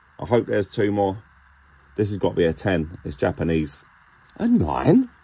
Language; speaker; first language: English; native; English